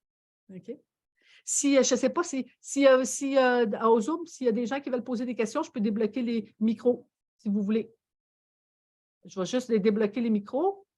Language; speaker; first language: French; native; French